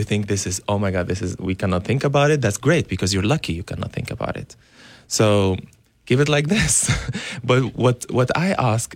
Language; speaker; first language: English; non-native, fluent; Arabic